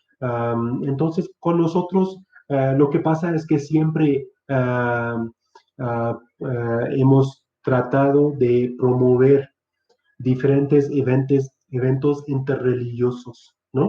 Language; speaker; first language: Spanish; non-native, fluent; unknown